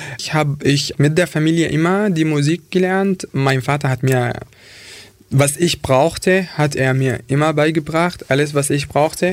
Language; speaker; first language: German; non-native, fluent; Arabic